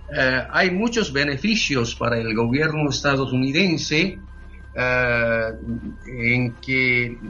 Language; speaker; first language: Spanish; non-native, fluent; Japanese